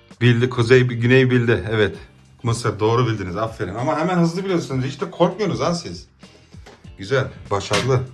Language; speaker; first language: Turkish; early bilingual, heritage; Turkish